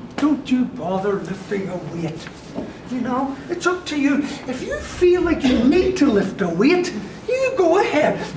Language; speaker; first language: English; native; English